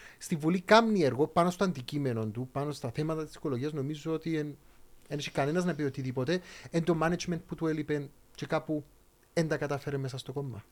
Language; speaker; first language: Greek; native; Greek